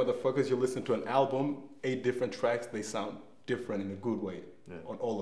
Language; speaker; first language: English; non-native, fluent; Danish